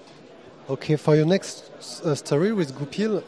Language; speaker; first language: English; non-native, fluent; French